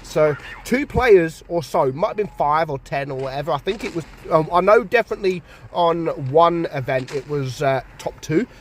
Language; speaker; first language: English; native; English